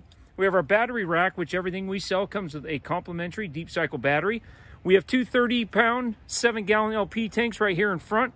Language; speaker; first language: English; native; English